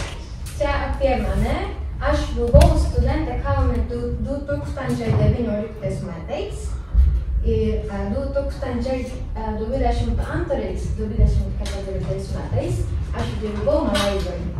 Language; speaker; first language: Lithuanian; non-native, learner; Japanese